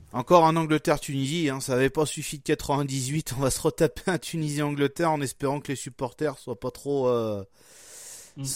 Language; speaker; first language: French; native; French